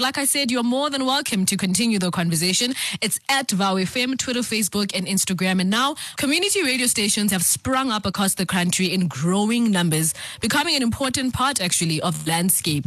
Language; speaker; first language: English; non-native, local second language; Zulu